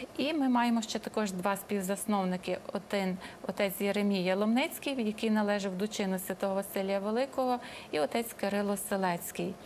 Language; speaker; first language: Ukrainian; native; Ukrainian